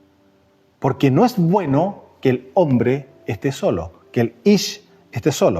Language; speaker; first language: Spanish; native; Spanish